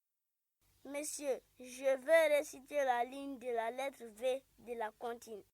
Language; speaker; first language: French; non-native, local second language; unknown